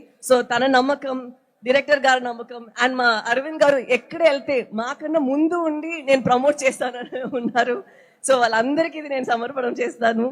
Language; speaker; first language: Telugu; non-native, local second language; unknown